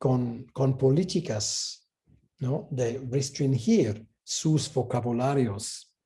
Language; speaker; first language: Spanish; non-native, fluent; English